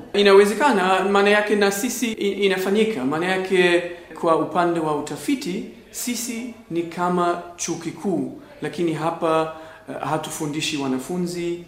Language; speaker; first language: Swahili; non-native, fluent; German